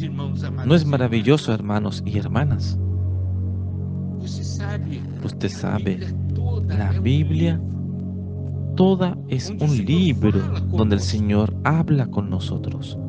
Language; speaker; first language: Spanish; non-native, fluent; Portuguese